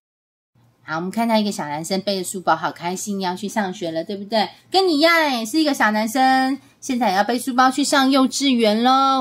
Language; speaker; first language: Chinese; native; Chinese